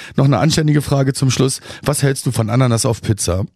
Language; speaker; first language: German; native; German